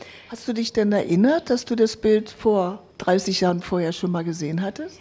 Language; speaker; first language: German; native; German